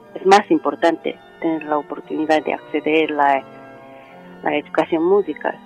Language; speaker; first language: Spanish; non-native, learner; Korean